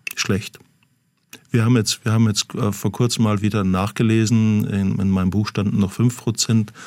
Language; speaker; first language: German; native; German